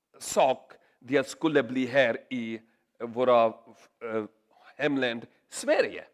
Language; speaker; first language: Swedish; non-native, learner; Urdu